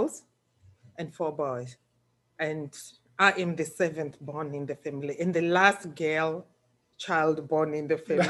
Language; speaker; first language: English; non-native, local second language; Shona